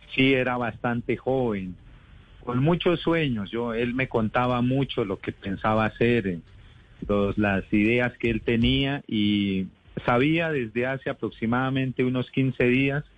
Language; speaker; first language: Spanish; native; Spanish